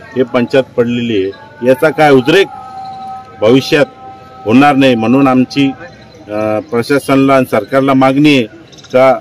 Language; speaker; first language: Marathi; non-native, local second language; Urdu